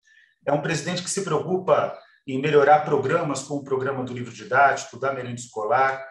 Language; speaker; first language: Portuguese; native; Portuguese